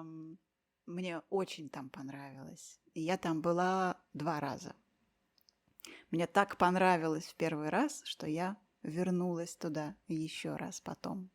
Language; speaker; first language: Russian; native; Russian